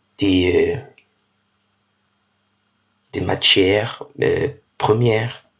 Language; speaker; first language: French; non-native, learner; Danish